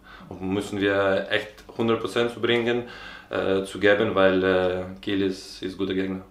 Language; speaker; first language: German; non-native, learner; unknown